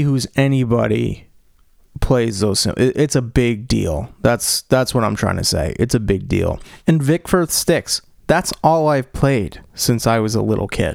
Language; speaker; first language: English; native; English